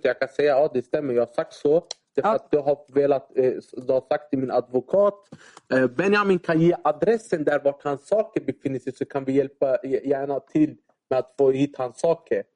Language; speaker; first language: Swedish; early bilingual, other home language; Arabic